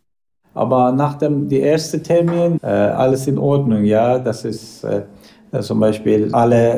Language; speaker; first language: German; non-native, learner; Persian